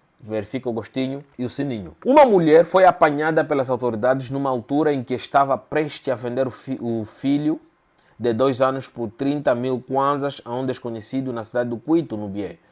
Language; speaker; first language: Portuguese; native; Portuguese